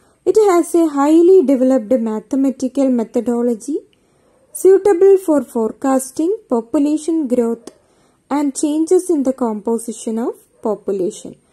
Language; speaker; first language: English; non-native, local second language; Malayalam